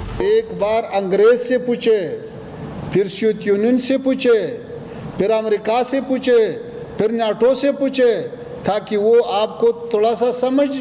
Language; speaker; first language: Hindi; non-native, fluent; Pashto